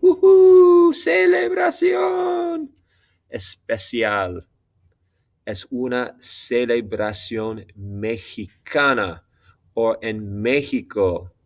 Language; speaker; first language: Spanish; non-native, fluent; English